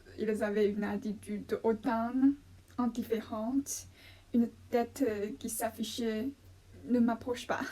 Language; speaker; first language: French; non-native, fluent; Chinese